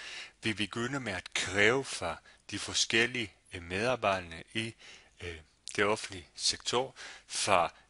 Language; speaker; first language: Danish; non-native, fluent; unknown